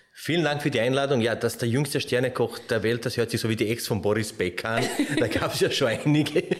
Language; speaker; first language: German; non-native, fluent; Slovenian